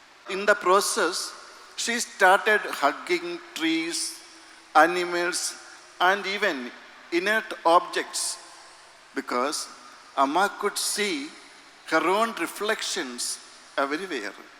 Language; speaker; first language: English; non-native, local second language; Malayalam